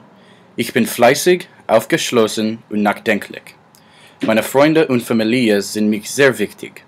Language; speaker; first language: German; non-native, learner; English